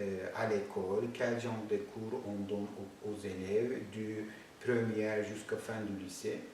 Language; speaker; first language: French; non-native, fluent; Turkish